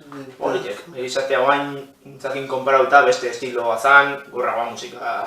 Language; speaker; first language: Basque; native; Basque